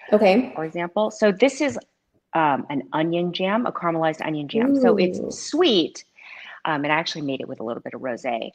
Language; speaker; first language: English; native; English